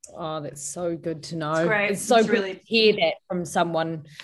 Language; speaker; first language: English; native; English